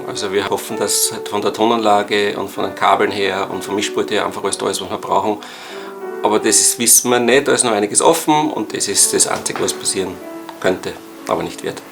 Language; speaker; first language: German; native; German